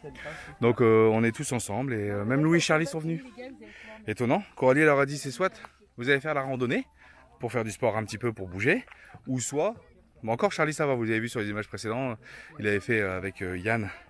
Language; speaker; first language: French; native; French